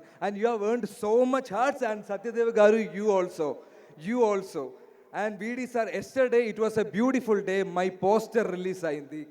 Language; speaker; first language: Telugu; non-native, learner; Malayalam